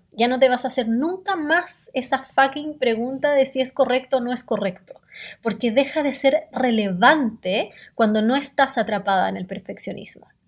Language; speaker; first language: Spanish; native; Spanish